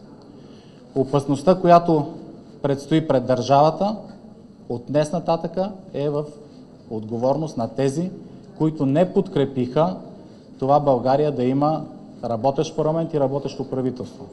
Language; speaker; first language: Bulgarian; native; Bulgarian